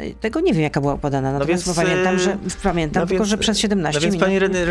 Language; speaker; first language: Polish; native; Polish